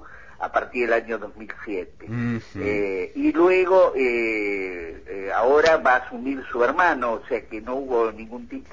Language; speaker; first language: Spanish; native; Spanish